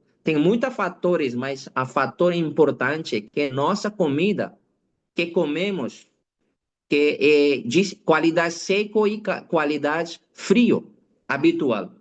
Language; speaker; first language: Portuguese; non-native, learner; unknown